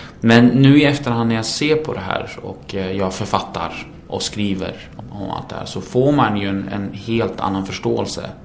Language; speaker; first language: Swedish; early bilingual, other home language; Kurdish